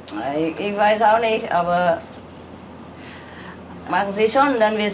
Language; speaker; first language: German; non-native, learner; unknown